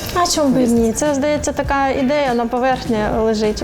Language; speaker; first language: Ukrainian; native; Ukrainian